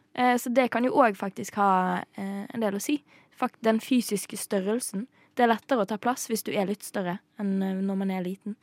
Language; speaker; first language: Norwegian; native; Norwegian